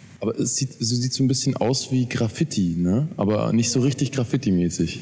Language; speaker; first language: German; native; German